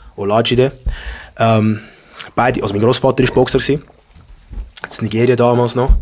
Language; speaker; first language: German; early bilingual, other home language; English